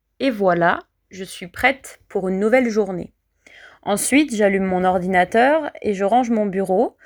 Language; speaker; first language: French; native; French